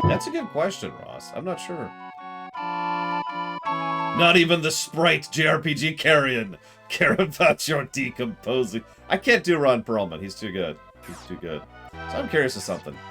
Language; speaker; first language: English; native; English